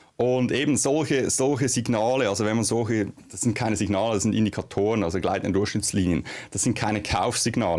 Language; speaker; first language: German; native; German